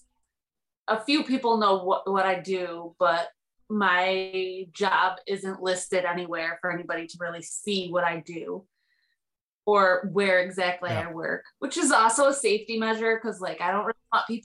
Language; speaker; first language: English; native; English